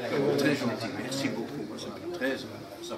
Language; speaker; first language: French; non-native, fluent; Dutch